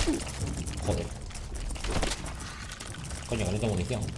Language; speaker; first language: Spanish; native; Spanish